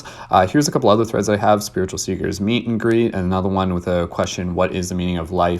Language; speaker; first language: English; native; English